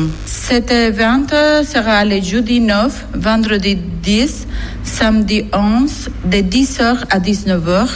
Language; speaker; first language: French; non-native, learner; Spanish